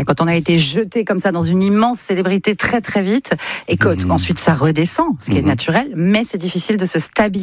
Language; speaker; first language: French; native; French